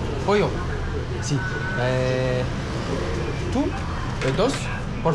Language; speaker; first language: Spanish; non-native, learner; French